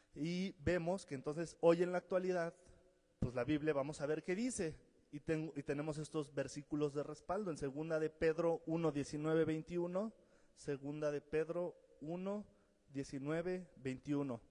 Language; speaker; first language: Spanish; native; Spanish